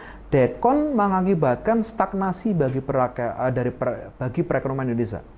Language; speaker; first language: Indonesian; native; Indonesian